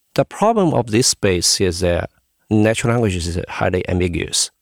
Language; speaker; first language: English; non-native, fluent; Chinese